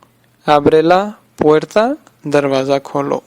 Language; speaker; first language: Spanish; non-native, fluent; Urdu